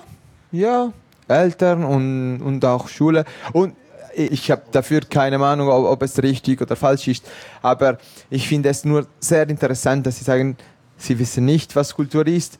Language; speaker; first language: German; non-native, local second language; Italian